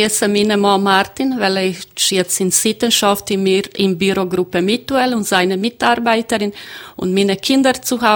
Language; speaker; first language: German; non-native, learner; Croatian